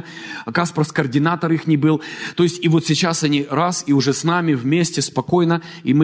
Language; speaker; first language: Russian; native; Russian